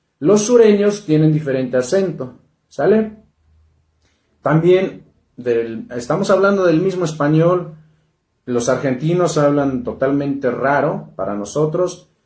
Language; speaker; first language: Spanish; non-native, local second language; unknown